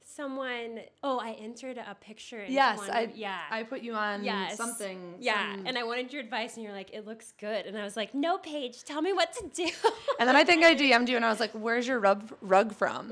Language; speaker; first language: English; native; English